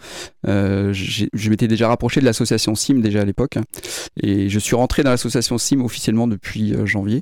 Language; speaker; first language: French; native; French